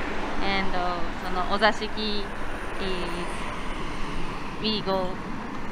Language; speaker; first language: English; non-native, learner; Japanese